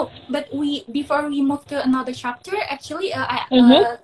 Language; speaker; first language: English; non-native, local second language; Indonesian